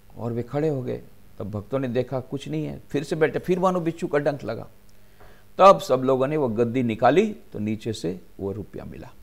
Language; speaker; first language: Hindi; non-native, local second language; Gujarati